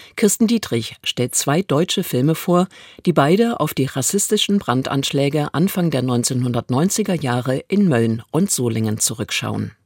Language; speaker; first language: German; native; German